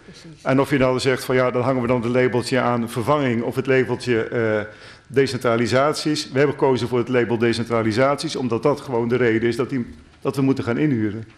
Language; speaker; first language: Dutch; native; Dutch